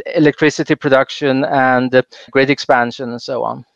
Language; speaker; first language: English; non-native, fluent; Swedish